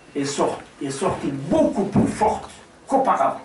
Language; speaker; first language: French; non-native, local second language; Arabic